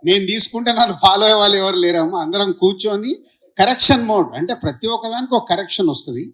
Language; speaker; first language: Telugu; native; Telugu